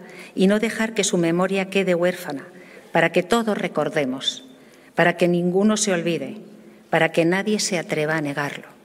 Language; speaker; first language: Spanish; native; Spanish